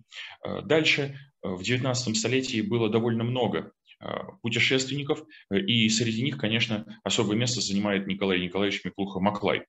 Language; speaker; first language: Russian; native; Russian